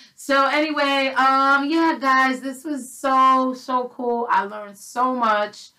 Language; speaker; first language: English; native; English